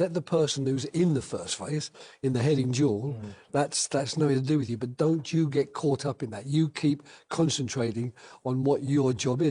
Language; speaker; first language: English; native; English